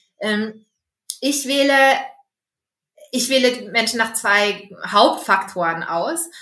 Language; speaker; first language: German; early bilingual, other home language; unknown